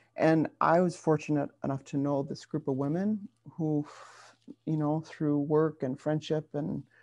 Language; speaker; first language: English; native; English